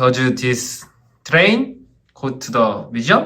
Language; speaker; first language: English; non-native, learner; Korean